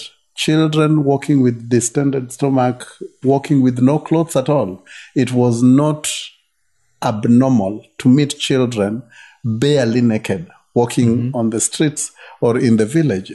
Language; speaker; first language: English; non-native, local second language; Luo (Kenya and Tanzania)